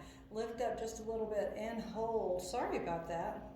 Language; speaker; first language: English; native; English